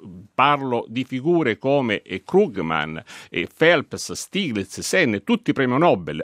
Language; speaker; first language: Italian; native; Italian